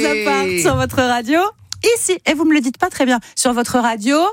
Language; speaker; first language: French; native; French